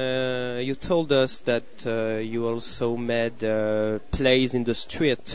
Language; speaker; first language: English; non-native, learner; French